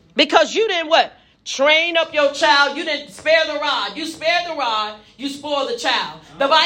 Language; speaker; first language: English; native; English